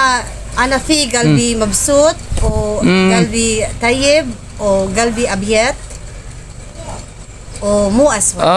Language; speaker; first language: Arabic; non-native, learner; Filipino